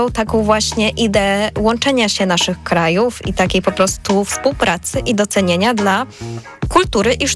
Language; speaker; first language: Polish; native; Polish